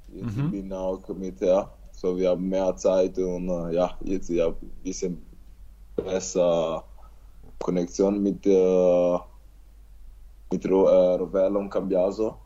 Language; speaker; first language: German; non-native, learner; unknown